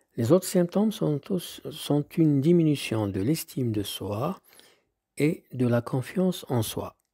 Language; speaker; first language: French; non-native, local second language; Arabic